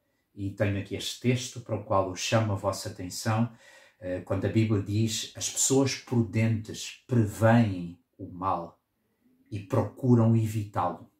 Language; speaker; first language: Portuguese; native; Portuguese